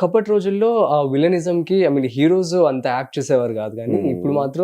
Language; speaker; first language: Telugu; native; Telugu